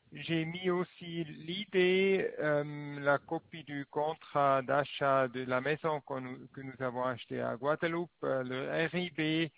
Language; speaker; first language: French; non-native, learner; Swiss German